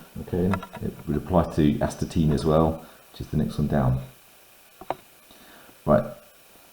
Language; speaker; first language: English; native; English